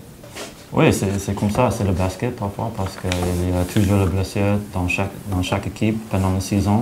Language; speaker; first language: French; non-native, fluent; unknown